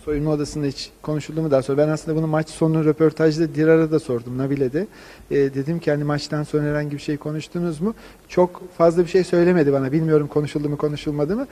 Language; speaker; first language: Turkish; native; Turkish